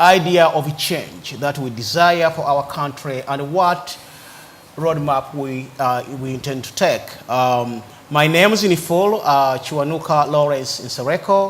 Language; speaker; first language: English; non-native, local second language; Ganda